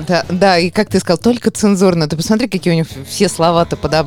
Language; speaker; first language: Russian; native; Russian